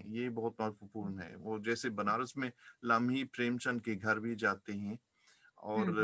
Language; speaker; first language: Hindi; non-native, fluent; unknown